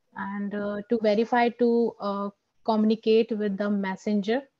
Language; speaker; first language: English; non-native, local second language; Hindi